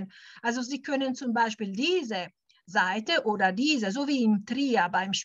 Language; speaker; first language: German; early bilingual, heritage; German